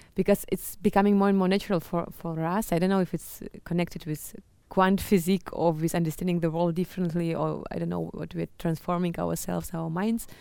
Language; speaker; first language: English; non-native, fluent; Russian